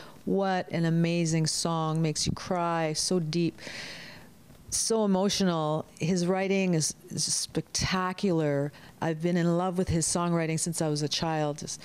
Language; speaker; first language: English; early bilingual, other home language; Spanish